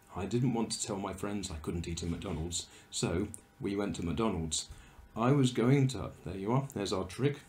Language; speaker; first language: English; native; English